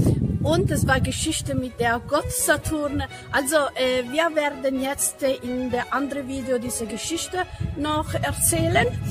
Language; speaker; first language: German; non-native, fluent; Italian